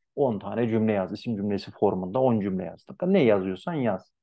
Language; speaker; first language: Turkish; native; Turkish